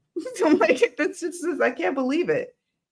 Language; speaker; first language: English; native; English